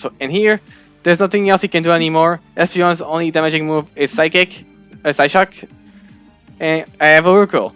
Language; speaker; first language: English; non-native, fluent; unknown